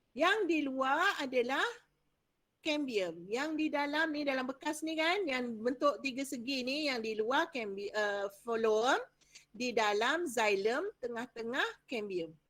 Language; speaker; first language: Malay; native; Malay